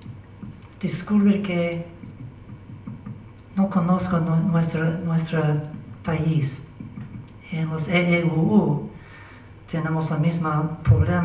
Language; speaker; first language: Spanish; non-native, learner; English